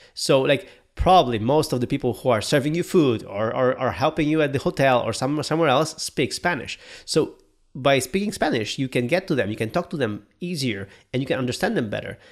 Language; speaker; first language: English; non-native, fluent; Polish